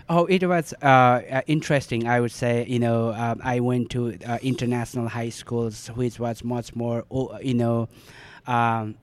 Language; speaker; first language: English; non-native, local second language; Nepali